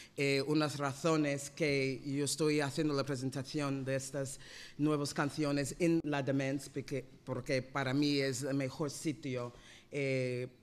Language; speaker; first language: Spanish; non-native, fluent; English